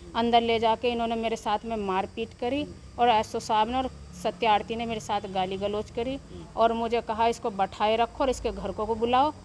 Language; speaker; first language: Hindi; native; Hindi